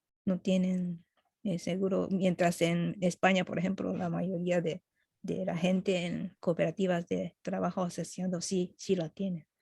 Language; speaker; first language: Spanish; non-native, fluent; Japanese